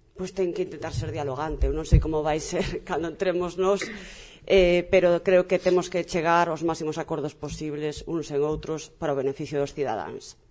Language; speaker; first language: Galician; non-native, local second language; Spanish